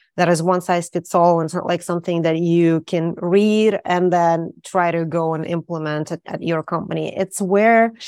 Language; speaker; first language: English; non-native, fluent; Russian